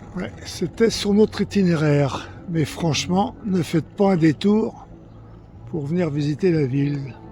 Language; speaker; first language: French; native; French